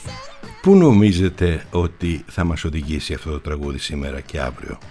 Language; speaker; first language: Greek; native; Greek